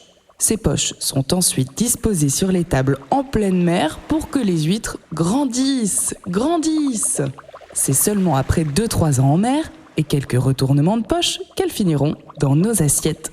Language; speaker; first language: French; native; French